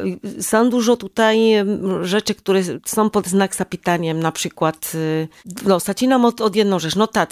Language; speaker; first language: Polish; non-native, learner; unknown